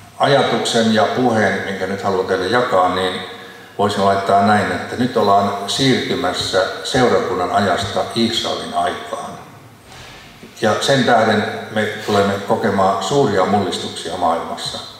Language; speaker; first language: Finnish; native; Finnish